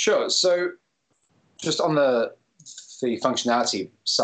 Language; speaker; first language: English; native; English